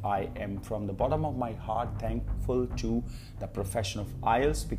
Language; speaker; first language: English; non-native, local second language; Hindi